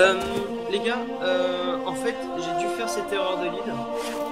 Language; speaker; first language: French; native; French